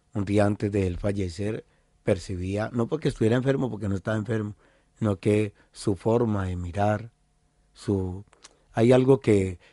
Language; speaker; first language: Spanish; native; Spanish